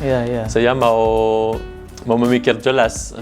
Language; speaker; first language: Indonesian; non-native, fluent; French